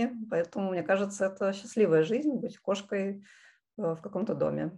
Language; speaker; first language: Russian; native; Russian